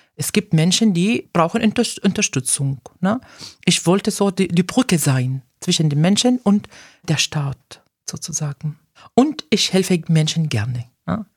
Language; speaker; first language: German; non-native, fluent; Arabic